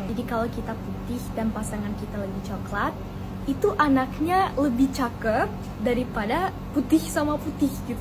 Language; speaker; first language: Indonesian; non-native, fluent; German